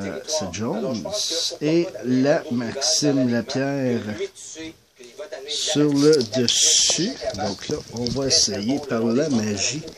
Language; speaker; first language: French; native; French